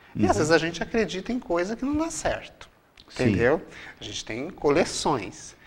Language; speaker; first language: Portuguese; native; Portuguese